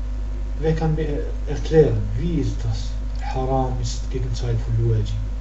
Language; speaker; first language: German; non-native, learner; Arabic